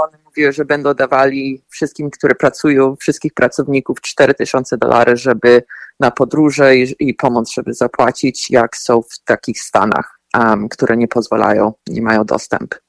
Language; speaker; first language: Polish; early bilingual, heritage; Polish